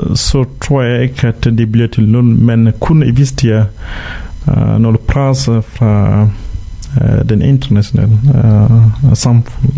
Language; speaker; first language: Danish; non-native, fluent; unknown